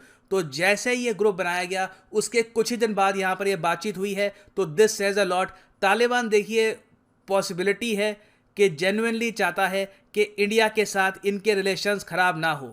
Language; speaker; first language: Hindi; native; Hindi